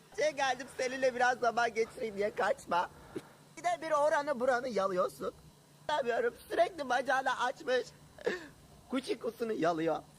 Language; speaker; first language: Turkish; native; Turkish